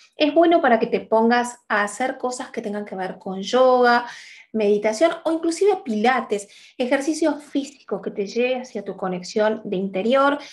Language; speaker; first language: Spanish; native; Spanish